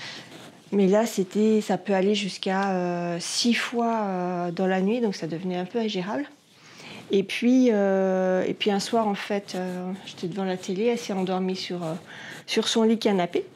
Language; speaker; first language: French; native; French